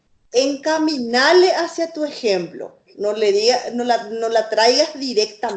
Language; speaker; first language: Spanish; native; Spanish